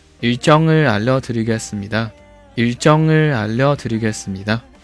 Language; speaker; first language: Korean; non-native, fluent; Chinese